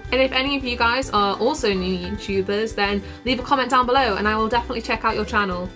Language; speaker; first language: English; native; English